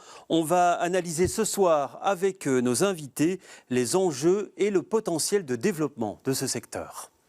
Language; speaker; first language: French; native; French